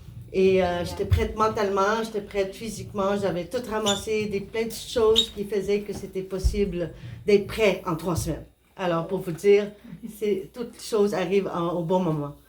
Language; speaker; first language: French; non-native, fluent; Spanish